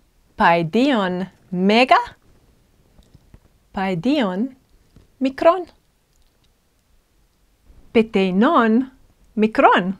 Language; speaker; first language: Greek; non-native, fluent; English